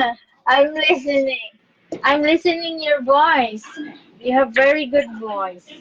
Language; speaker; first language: English; non-native, local second language; Filipino